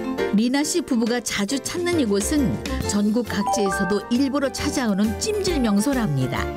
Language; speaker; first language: Korean; native; Korean